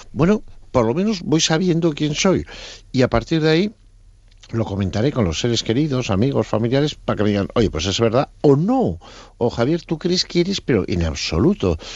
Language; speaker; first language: Spanish; native; Spanish